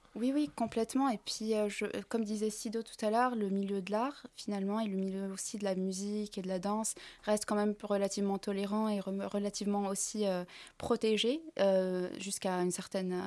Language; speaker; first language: French; non-native, local second language; Arabic